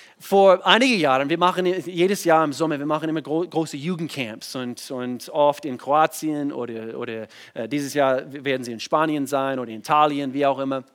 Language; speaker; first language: German; non-native, fluent; English